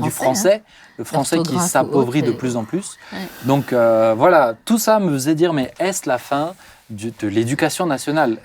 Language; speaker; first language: French; native; French